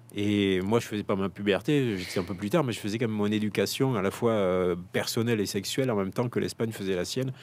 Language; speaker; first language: French; native; French